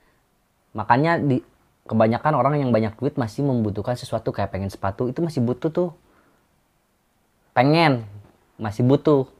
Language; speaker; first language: Indonesian; non-native, local second language; Sundanese